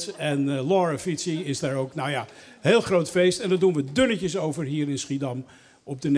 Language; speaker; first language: Dutch; native; Dutch